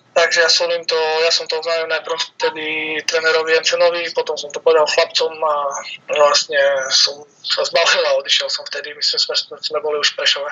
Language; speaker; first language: Slovak; native; Slovak